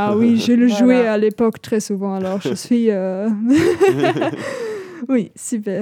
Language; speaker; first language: French; non-native, fluent; German